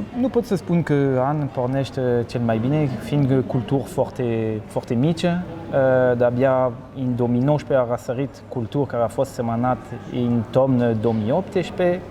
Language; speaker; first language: Romanian; non-native, fluent; French